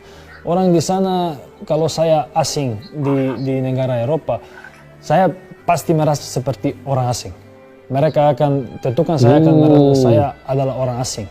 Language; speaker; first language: Indonesian; non-native, fluent; Serbian